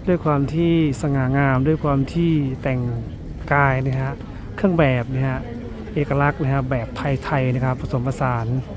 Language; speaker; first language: Thai; native; Thai